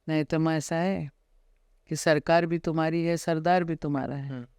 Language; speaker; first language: Hindi; non-native, local second language; Marathi